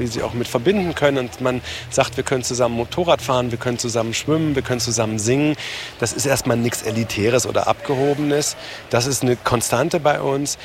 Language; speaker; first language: German; native; German